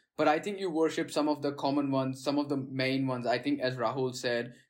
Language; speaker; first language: English; non-native, local second language; Gujarati